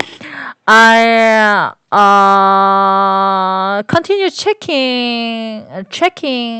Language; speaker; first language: English; non-native, learner; Korean